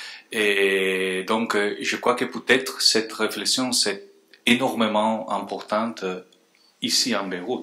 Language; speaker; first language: French; non-native, fluent; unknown